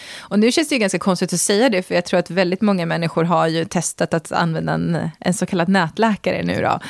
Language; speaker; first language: Swedish; native; Swedish